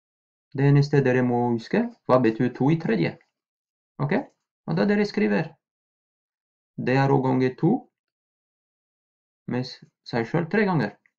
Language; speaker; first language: Norwegian; non-native, fluent; French